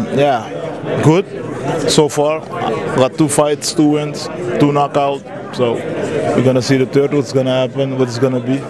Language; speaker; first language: English; non-native, fluent; Dutch